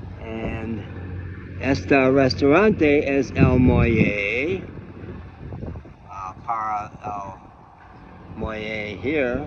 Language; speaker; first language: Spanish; non-native, learner; English